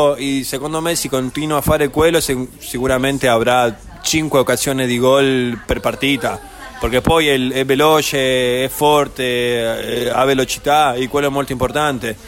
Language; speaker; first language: Italian; non-native, fluent; Spanish